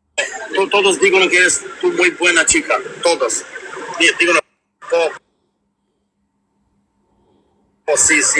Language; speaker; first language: Spanish; non-native, learner; Albanian